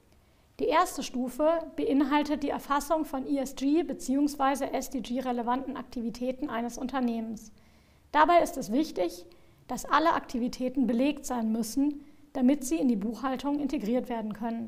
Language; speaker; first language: German; native; German